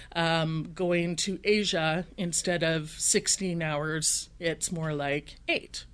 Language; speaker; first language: English; native; English